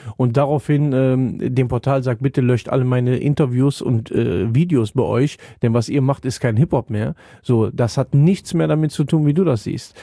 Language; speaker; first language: German; native; German